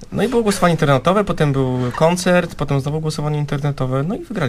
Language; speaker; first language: Polish; native; Polish